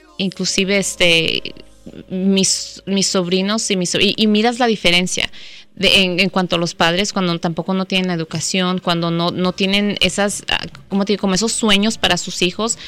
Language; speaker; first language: Spanish; early bilingual, heritage; Spanish